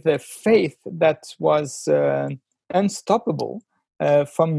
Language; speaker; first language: English; non-native, fluent; French